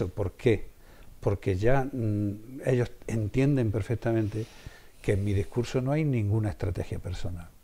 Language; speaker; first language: Spanish; native; Spanish